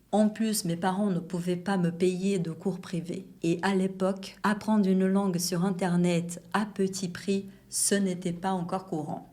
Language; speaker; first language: French; non-native, fluent; Portuguese